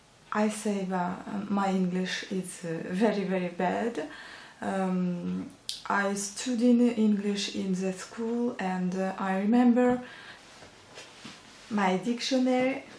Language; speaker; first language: English; non-native, learner; Russian